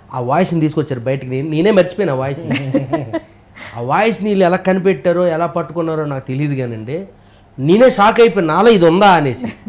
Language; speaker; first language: Telugu; native; Telugu